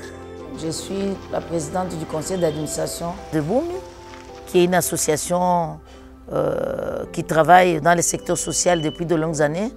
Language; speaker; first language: French; non-native, local second language; Swahili